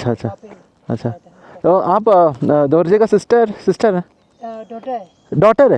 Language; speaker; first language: Hindi; non-native, local second language; Malayalam